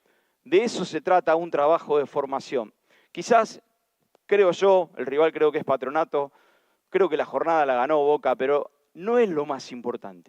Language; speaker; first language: Spanish; native; Spanish